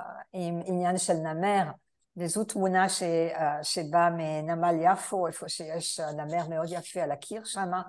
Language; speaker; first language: Hebrew; non-native, fluent; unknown